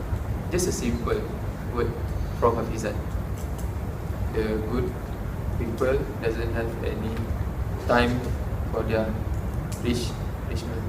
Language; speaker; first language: English; non-native, local second language; Malay